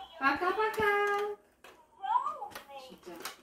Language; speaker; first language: Korean; non-native, fluent; Russian